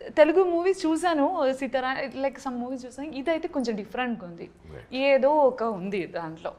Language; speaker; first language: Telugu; non-native, learner; Malayalam